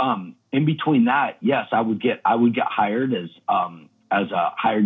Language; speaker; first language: English; native; English